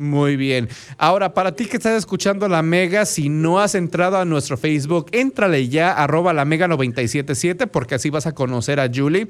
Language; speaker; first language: Spanish; native; Spanish